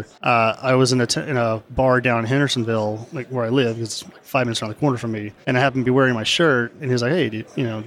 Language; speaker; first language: English; native; English